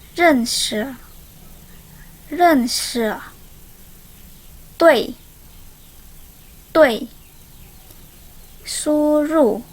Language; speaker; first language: Chinese; non-native, learner; Indonesian